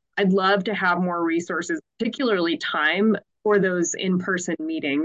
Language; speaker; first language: English; native; English